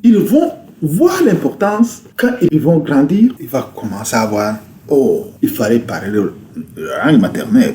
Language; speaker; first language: French; non-native, local second language; Rundi